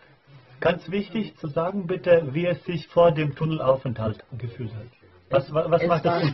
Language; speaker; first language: German; non-native, fluent; Bosnian